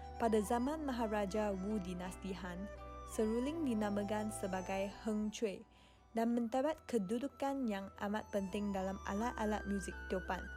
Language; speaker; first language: Malay; non-native, local second language; Chinese